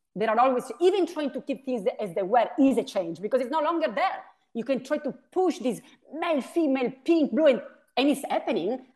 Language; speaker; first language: English; non-native, fluent; Italian